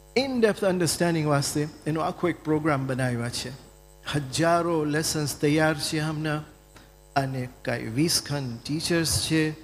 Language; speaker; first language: Gujarati; early bilingual, heritage; Gujarati